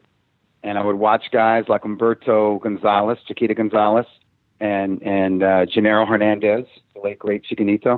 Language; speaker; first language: English; native; English